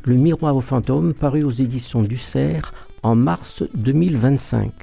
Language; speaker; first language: French; native; French